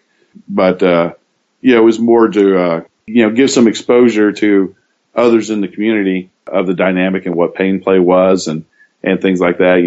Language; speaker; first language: English; native; English